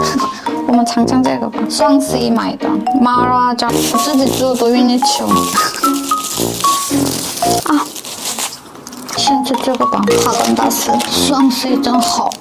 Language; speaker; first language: Chinese; non-native, learner; Korean